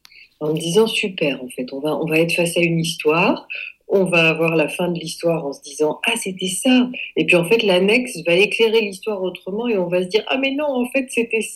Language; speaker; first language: French; native; French